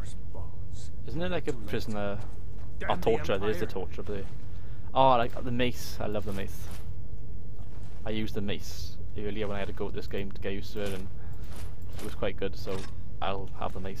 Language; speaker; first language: English; native; English